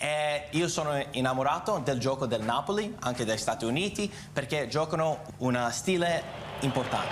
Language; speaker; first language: Italian; early bilingual, heritage; English